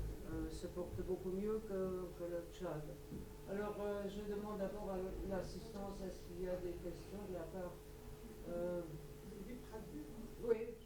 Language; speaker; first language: French; non-native, local second language; Luxembourgish